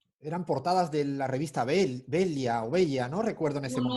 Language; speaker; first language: Spanish; native; Spanish